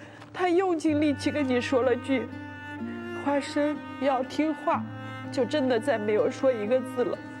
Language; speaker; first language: Chinese; native; Chinese